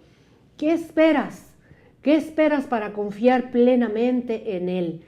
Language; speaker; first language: Spanish; native; Spanish